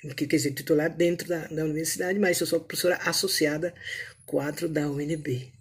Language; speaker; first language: Portuguese; native; Portuguese